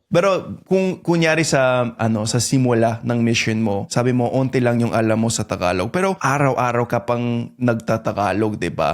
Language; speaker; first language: Filipino; non-native, fluent; English